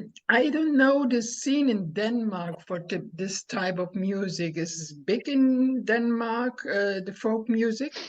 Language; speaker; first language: English; non-native, learner; German